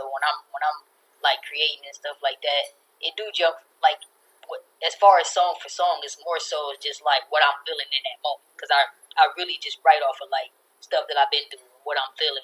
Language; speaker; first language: English; native; English